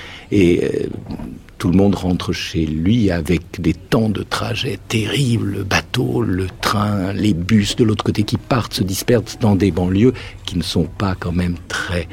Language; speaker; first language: French; native; French